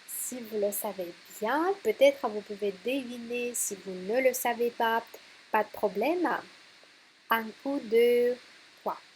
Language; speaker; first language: French; non-native, fluent; Russian